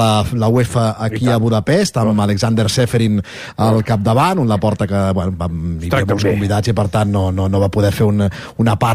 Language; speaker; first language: Catalan; native; Catalan